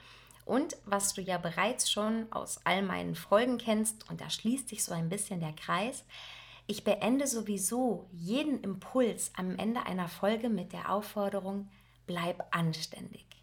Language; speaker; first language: German; native; German